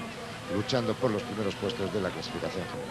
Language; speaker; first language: Spanish; native; Spanish